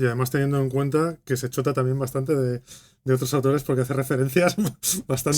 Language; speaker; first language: Spanish; native; Spanish